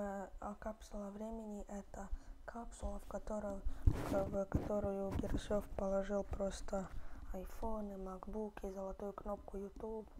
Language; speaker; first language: Russian; early bilingual, heritage; Russian